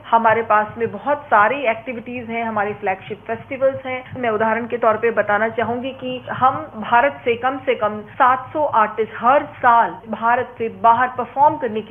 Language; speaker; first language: Hindi; native; Hindi